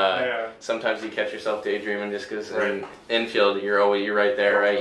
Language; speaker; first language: English; native; English